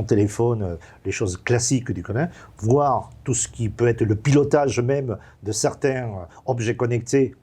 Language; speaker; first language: French; native; French